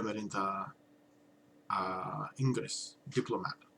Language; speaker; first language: Indonesian; non-native, learner; English